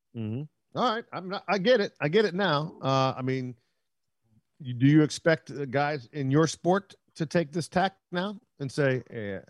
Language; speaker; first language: English; native; English